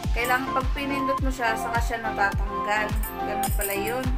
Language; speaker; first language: Filipino; non-native, local second language; Cebuano